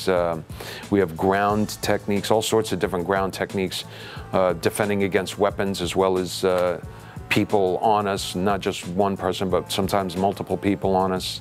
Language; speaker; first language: English; native; English